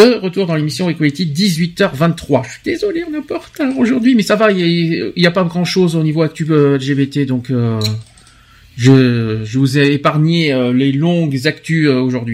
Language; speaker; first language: French; native; French